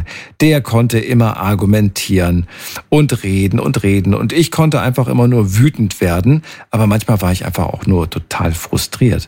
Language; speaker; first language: German; native; German